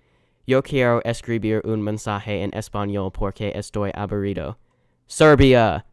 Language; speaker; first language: Spanish; non-native, learner; English